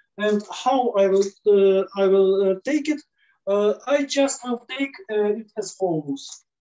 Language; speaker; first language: English; non-native, fluent; Russian